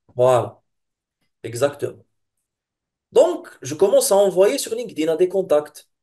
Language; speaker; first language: French; non-native, local second language; Arabic